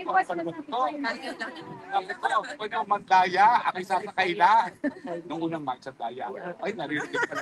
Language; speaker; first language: Filipino; native; Filipino